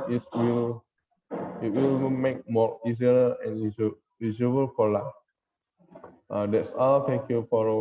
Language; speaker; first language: English; non-native, learner; Indonesian